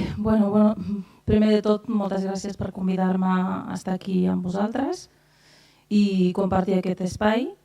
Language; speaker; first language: Catalan; non-native, fluent; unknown